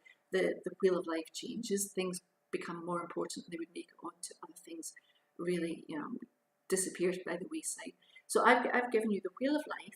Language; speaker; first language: English; native; English